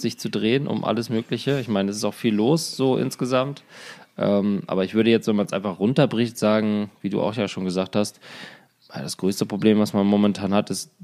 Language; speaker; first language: German; native; German